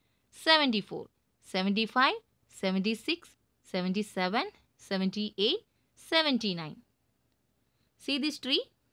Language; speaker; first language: English; non-native, local second language; Tamil